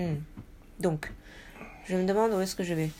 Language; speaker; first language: French; non-native, fluent; Japanese